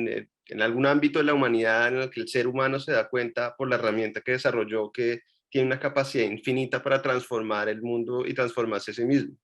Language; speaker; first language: Spanish; native; Spanish